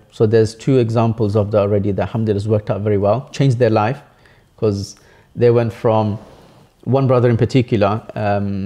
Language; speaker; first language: English; early bilingual, other home language; Bangla